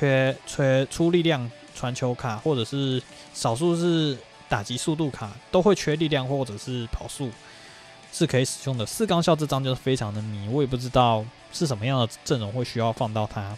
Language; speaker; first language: Chinese; native; Chinese